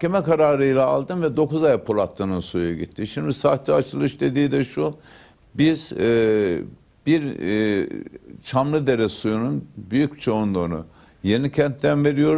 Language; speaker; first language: Turkish; native; Turkish